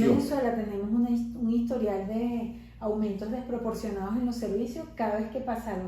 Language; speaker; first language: Spanish; native; Spanish